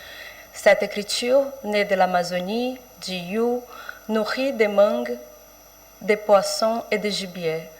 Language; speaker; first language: French; non-native, fluent; Portuguese